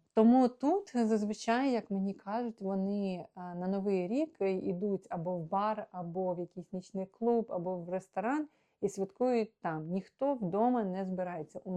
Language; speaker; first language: Ukrainian; non-native, local second language; Russian